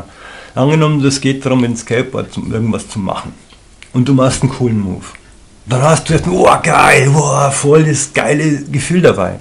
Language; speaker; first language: German; native; German